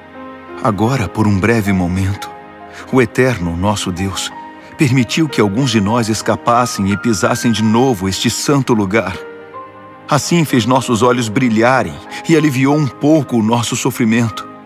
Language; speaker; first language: Portuguese; native; Portuguese